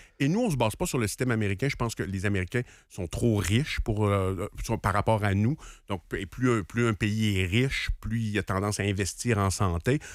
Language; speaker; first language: French; native; French